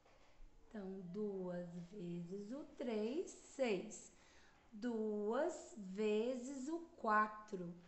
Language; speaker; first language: Portuguese; native; Portuguese